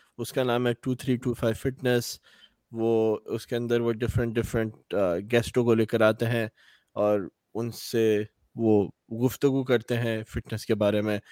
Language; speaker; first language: Urdu; native; Urdu